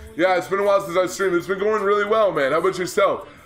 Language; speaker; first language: English; native; English